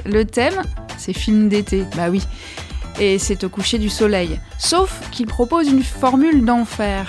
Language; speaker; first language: French; native; French